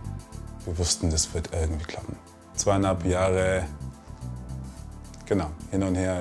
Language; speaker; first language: German; non-native, fluent; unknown